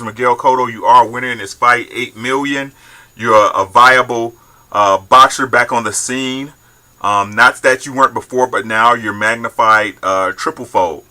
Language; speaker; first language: English; native; English